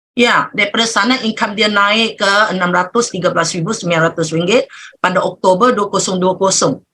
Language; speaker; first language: Malay; native; Malay